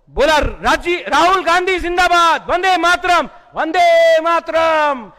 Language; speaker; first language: Hindi; non-native, local second language; Kok Borok